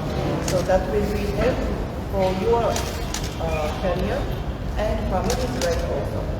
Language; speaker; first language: English; non-native, learner; Japanese